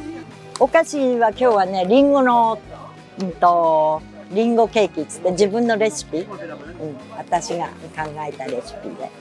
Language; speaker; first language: Japanese; native; Japanese